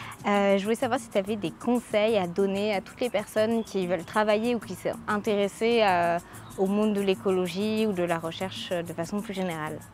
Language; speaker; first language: French; native; French